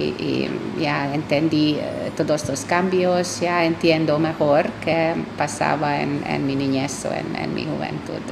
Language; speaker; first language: Spanish; non-native, fluent; Hungarian